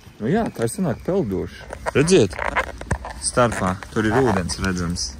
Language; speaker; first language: Latvian; non-native, local second language; Russian